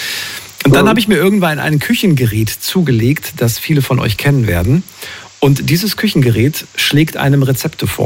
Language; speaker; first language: German; native; German